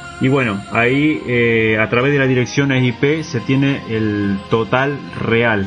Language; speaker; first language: Spanish; native; Spanish